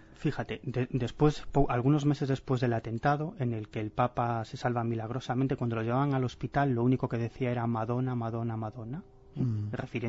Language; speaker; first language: Spanish; native; Spanish